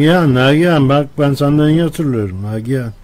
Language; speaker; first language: Turkish; native; Turkish